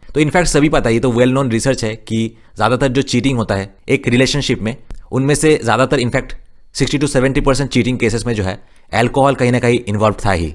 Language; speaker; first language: Hindi; non-native, local second language; Bangla